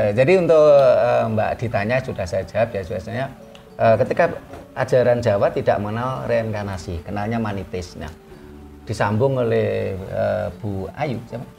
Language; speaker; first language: Indonesian; non-native, local second language; Javanese